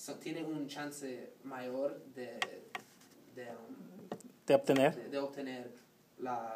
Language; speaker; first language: Spanish; non-native, learner; English